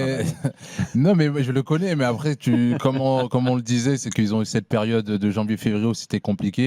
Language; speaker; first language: French; native; French